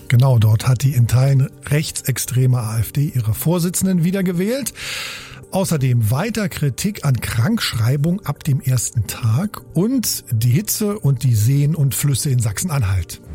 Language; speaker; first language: German; native; German